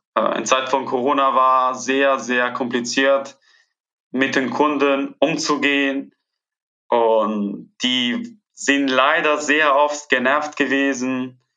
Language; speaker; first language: German; non-native, fluent; Italian